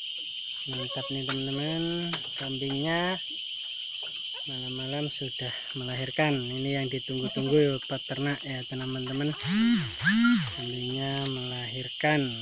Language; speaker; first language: Indonesian; native; Indonesian